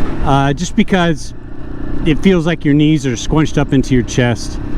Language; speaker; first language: English; native; English